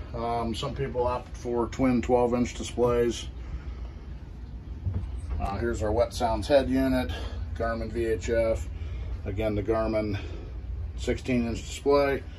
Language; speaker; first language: English; native; English